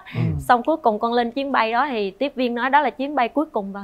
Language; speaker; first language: Vietnamese; native; Vietnamese